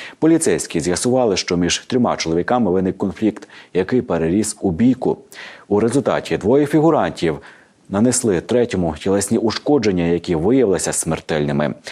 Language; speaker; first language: Ukrainian; native; Ukrainian